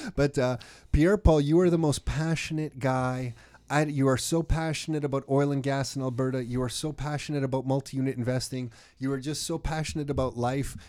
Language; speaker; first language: English; native; English